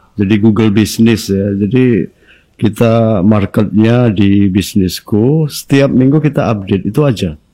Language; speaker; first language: Indonesian; native; Indonesian